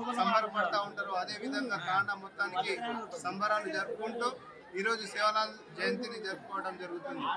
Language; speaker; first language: Telugu; non-native, local second language; Lambadi